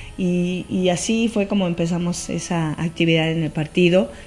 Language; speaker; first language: Spanish; native; Spanish